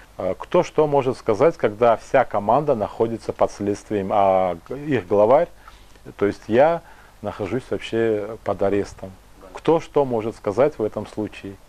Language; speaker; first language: Russian; non-native, local second language; Tajik